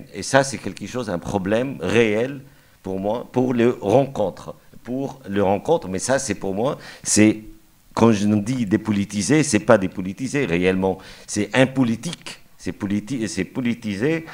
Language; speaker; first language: French; non-native, fluent; Arabic